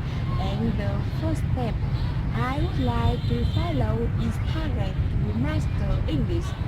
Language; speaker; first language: English; non-native, learner; Thai